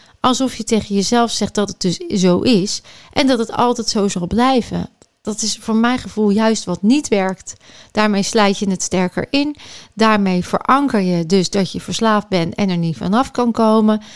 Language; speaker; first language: Dutch; native; Dutch